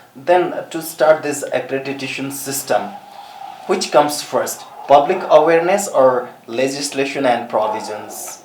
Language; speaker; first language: English; non-native, local second language; Nepali